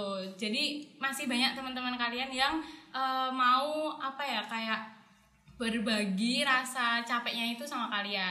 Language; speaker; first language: Indonesian; native; Indonesian